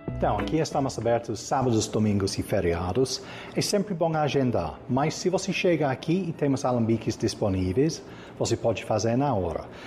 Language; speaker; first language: Portuguese; non-native, fluent; English